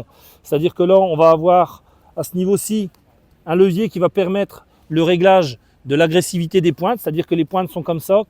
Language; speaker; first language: French; native; French